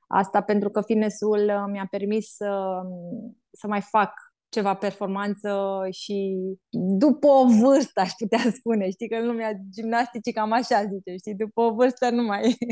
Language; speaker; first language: Romanian; native; Romanian